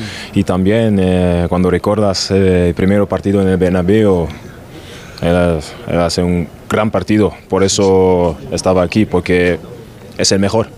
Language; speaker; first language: Spanish; non-native, learner; German